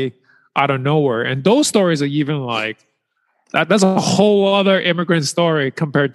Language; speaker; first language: English; early bilingual, other home language; Chinese